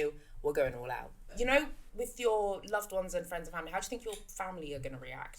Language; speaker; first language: English; native; English